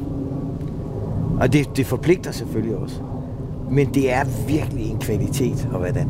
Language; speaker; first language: Danish; native; Danish